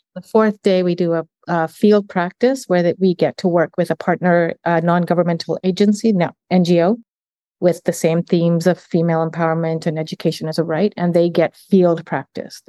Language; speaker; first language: English; early bilingual, other home language; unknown